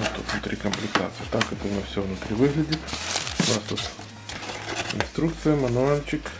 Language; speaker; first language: Ukrainian; non-native, local second language; Russian